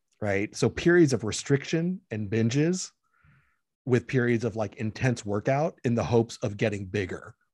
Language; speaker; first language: English; early bilingual, other home language; Spanish